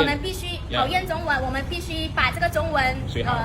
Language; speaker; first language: Chinese; non-native, fluent; Khmer